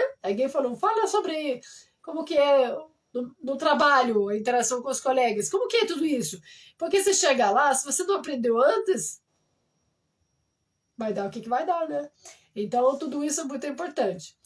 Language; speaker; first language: Portuguese; non-native, fluent; French